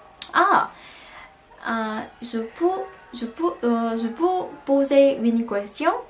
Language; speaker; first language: French; non-native, learner; Korean